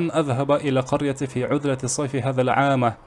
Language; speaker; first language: Arabic; non-native, fluent; Kazakh